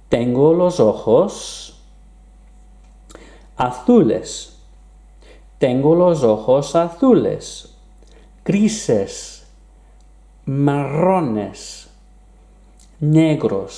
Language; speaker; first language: Spanish; non-native, fluent; English